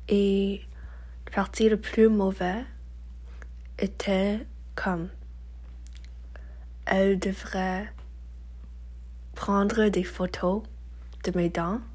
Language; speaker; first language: French; non-native, learner; English